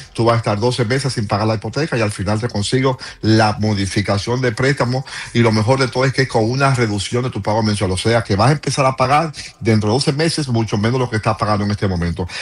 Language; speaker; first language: Spanish; native; Spanish